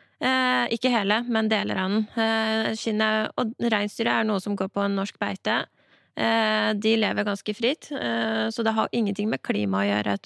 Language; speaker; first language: Norwegian; early bilingual, other home language; Persian